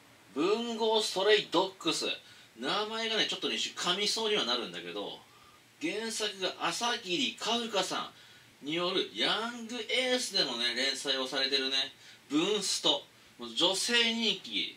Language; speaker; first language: Japanese; native; Japanese